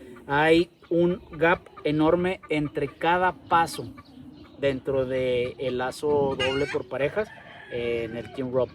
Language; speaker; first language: Spanish; native; Spanish